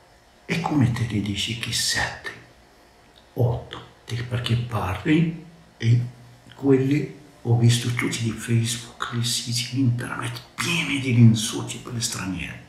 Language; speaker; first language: Italian; non-native, learner; Arabic